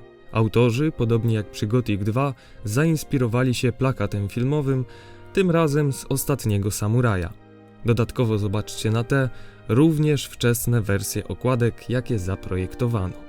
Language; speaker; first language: Polish; native; Polish